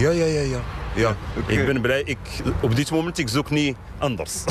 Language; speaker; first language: Dutch; non-native, learner; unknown